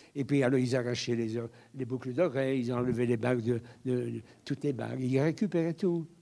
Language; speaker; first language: French; native; French